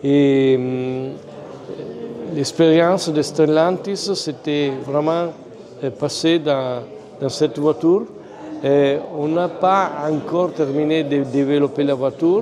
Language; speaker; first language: French; non-native, fluent; Italian